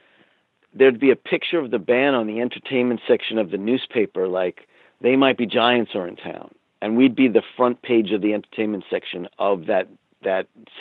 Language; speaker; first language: English; native; English